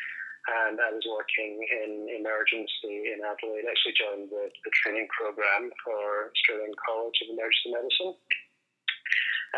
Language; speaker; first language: English; native; English